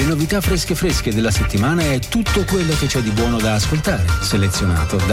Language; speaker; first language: Italian; native; Italian